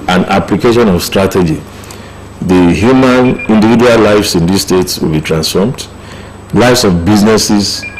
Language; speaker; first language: English; non-native, local second language; Yoruba